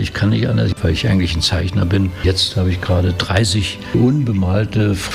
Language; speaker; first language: German; native; German